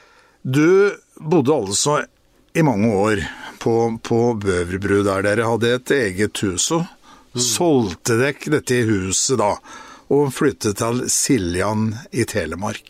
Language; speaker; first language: Norwegian; native; Norwegian